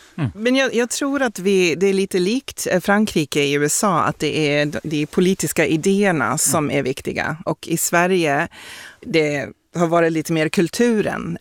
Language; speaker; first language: Swedish; non-native, fluent; English